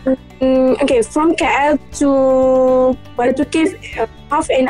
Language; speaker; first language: English; non-native, local second language; Malay